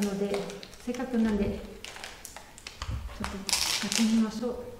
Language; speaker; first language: Japanese; non-native, fluent; German